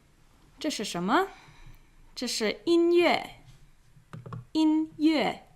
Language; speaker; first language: Chinese; non-native, fluent; English